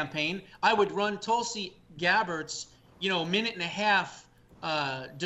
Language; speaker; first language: English; native; English